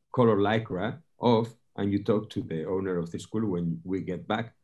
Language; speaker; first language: English; non-native, fluent; Spanish